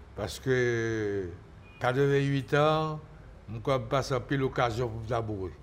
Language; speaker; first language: French; native; French